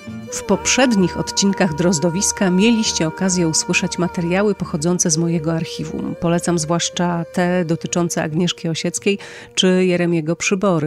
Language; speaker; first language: Polish; native; Polish